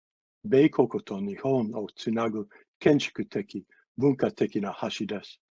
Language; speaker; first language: Japanese; non-native, fluent; English